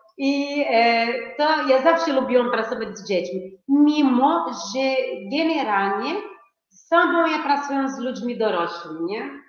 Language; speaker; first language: Polish; non-native, fluent; Portuguese